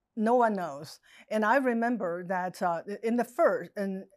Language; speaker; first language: English; non-native, fluent; Chinese